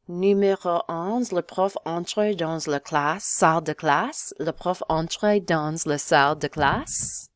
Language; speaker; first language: French; non-native, fluent; English